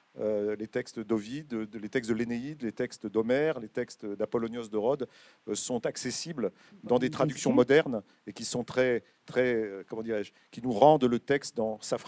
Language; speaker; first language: French; native; French